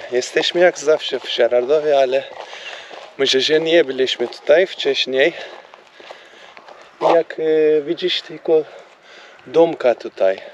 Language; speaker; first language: Polish; non-native, learner; Turkish